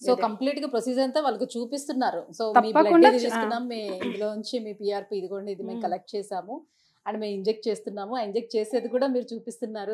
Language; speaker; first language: Telugu; native; Telugu